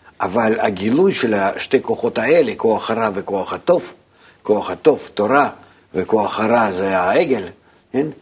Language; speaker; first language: Hebrew; native; Hebrew